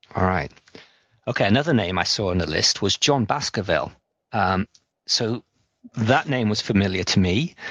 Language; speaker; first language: English; native; English